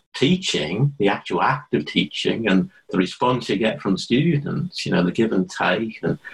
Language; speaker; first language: English; native; English